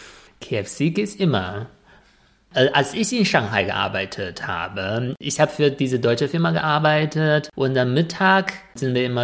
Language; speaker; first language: German; non-native, fluent; Chinese